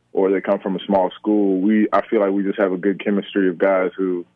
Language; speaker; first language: English; native; English